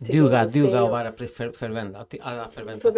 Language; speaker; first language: Swedish; non-native, fluent; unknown